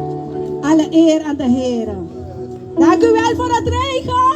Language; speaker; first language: Dutch; non-native, local second language; Papiamento